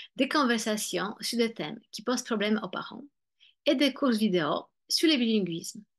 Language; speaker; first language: French; non-native, fluent; Polish